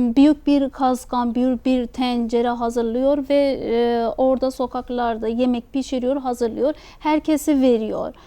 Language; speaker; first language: Turkish; non-native, fluent; Persian